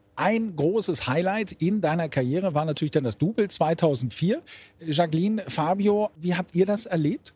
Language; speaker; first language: German; native; German